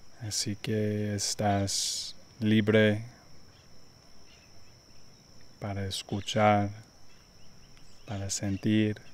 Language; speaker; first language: Spanish; non-native, learner; English